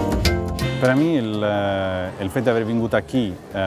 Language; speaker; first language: Catalan; non-native, local second language; Italian